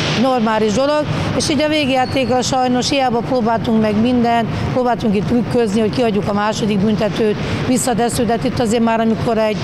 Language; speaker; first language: Hungarian; native; Hungarian